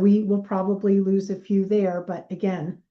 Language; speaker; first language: English; native; English